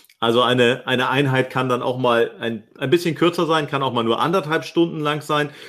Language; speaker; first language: German; native; German